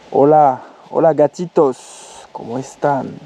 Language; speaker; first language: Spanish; non-native, learner; French